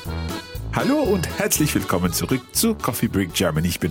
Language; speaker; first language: German; non-native, learner; English